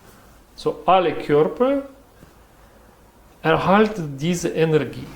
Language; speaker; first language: German; non-native, learner; Russian